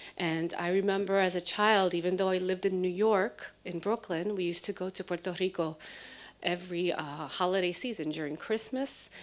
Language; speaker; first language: English; early bilingual, other home language; Spanish